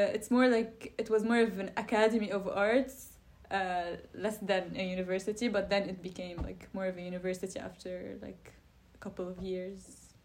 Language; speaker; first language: English; non-native, fluent; Arabic